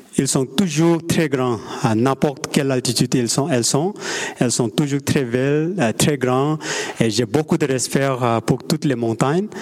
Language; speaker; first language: French; non-native, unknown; Sherpa